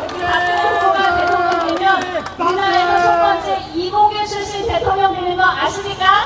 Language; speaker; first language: Korean; native; Korean